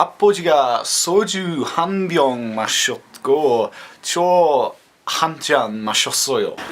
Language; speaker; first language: Korean; non-native, learner; English